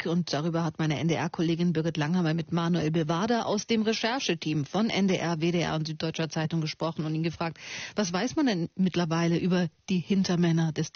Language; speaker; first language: German; native; German